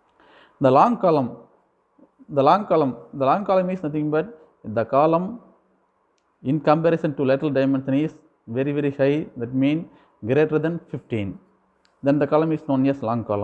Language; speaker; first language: English; non-native, local second language; Tamil